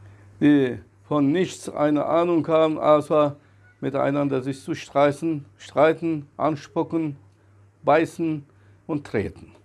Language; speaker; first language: German; non-native, fluent; Turkish